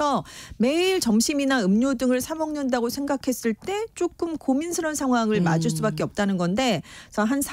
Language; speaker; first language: Korean; native; Korean